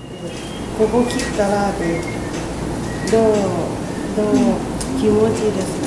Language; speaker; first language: Japanese; non-native, learner; Thai